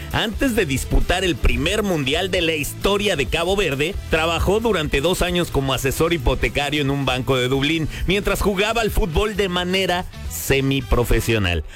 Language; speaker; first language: Spanish; native; Spanish